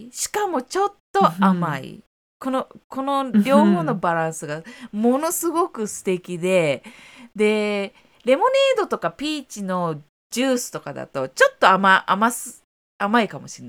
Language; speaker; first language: Japanese; native; Japanese